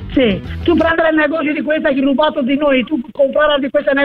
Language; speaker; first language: Italian; non-native, learner; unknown